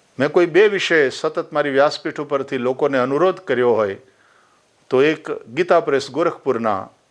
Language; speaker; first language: Gujarati; native; Gujarati